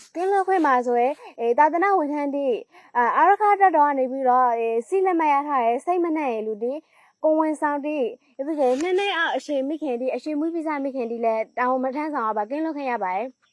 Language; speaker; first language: Burmese; native; Burmese